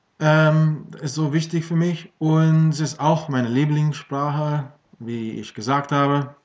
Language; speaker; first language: German; non-native, fluent; English